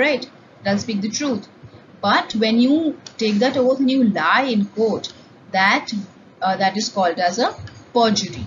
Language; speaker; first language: English; non-native, local second language; Hindi